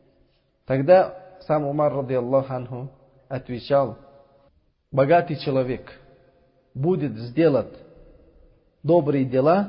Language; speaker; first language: Russian; non-native, learner; Uzbek